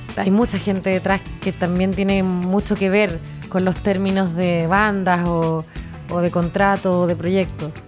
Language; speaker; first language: Spanish; native; Spanish